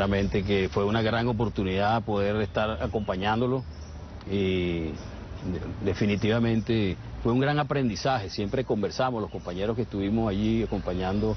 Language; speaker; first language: Spanish; native; Spanish